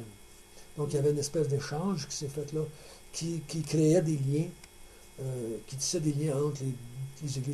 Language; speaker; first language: French; native; French